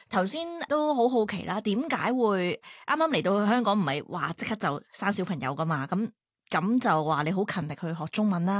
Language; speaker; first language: Cantonese; native; Cantonese